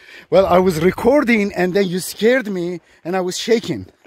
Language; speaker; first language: English; non-native, fluent; Turkish